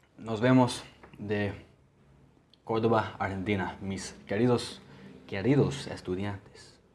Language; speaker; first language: Spanish; non-native, learner; English